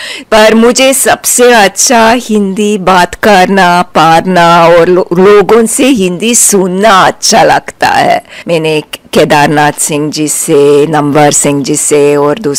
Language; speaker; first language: Hindi; non-native, fluent; Russian